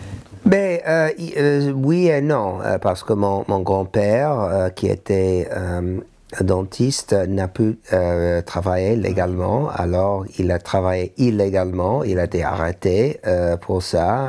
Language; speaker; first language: French; non-native, learner; English